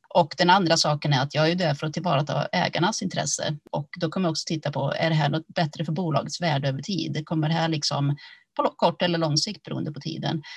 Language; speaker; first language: Swedish; early bilingual, other home language; Finnish